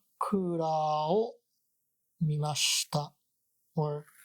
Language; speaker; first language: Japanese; non-native, learner; English